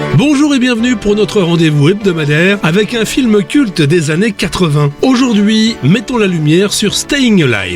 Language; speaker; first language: French; native; French